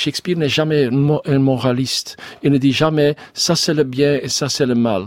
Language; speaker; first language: French; non-native, learner; Dutch